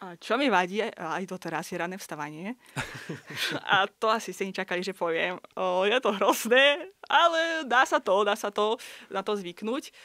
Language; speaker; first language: Slovak; non-native, fluent; Azerbaijani